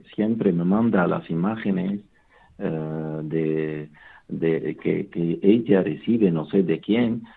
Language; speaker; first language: Spanish; non-native, fluent; Arabic